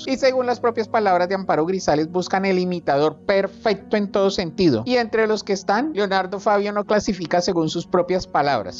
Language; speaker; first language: Spanish; native; Spanish